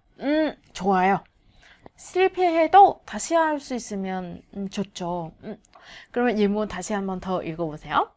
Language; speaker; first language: Korean; non-native, learner; Vietnamese